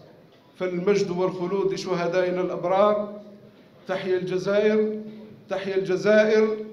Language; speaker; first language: Arabic; native; Arabic